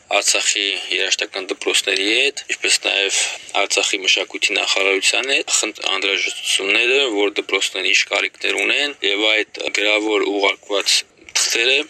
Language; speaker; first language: Armenian; early bilingual, heritage; Armenian